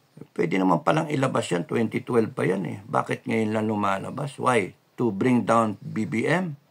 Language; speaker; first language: Filipino; native; Filipino